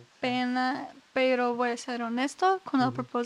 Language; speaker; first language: Spanish; non-native, learner; English